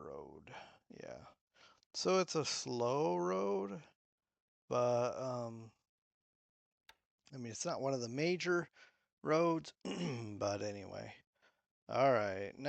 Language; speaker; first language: English; native; English